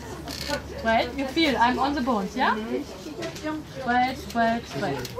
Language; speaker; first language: English; non-native, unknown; German